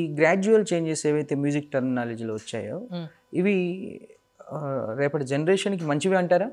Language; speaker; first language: Telugu; native; Telugu